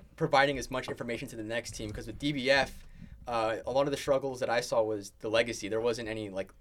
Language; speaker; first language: English; native; English